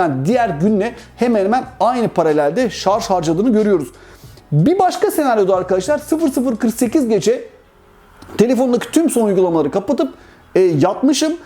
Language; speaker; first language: Turkish; native; Turkish